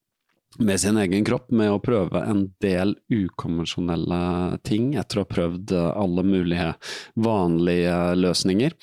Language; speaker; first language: Norwegian; native; Norwegian